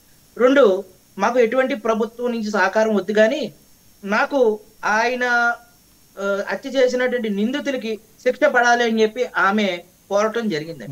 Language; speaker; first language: Telugu; native; Telugu